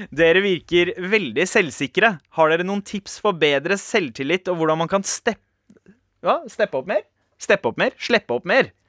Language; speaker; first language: Norwegian; early bilingual, other home language; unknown